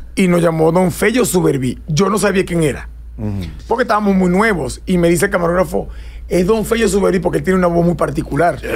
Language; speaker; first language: Spanish; native; Spanish